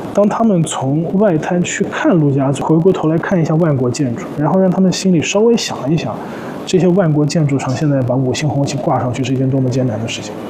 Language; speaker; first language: Chinese; early bilingual, other home language; Serbian